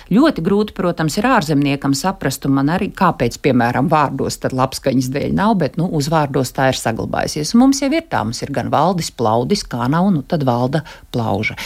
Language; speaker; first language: Latvian; native; Latvian